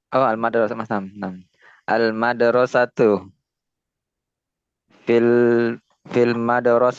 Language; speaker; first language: Arabic; non-native, learner; Indonesian